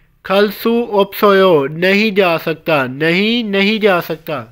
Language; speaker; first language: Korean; non-native, learner; Hindi